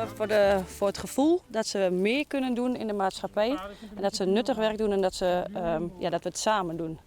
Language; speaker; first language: Dutch; native; Dutch